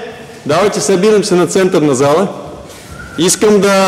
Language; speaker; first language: Bulgarian; non-native, learner; Russian